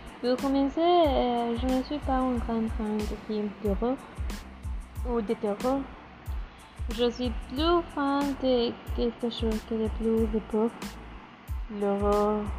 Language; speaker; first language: French; non-native, learner; Spanish